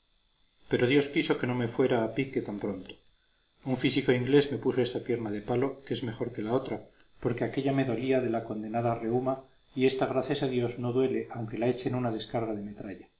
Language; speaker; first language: Spanish; native; Spanish